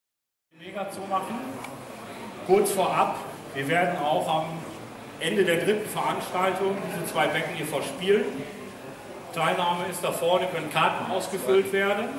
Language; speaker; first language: German; native; German